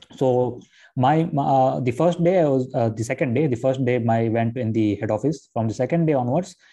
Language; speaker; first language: English; non-native, local second language; Gujarati